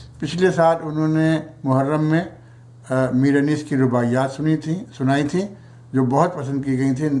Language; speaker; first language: Urdu; native; Urdu